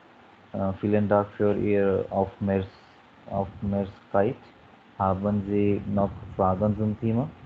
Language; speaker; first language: German; non-native, learner; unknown